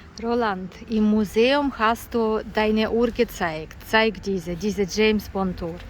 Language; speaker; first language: German; non-native, learner; Ukrainian